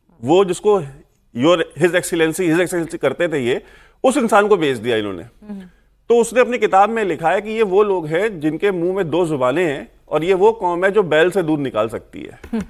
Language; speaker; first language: Hindi; native; Hindi